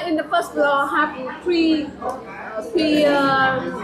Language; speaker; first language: English; non-native, learner; Vietnamese